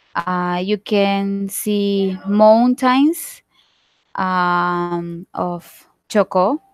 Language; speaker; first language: English; non-native, learner; Spanish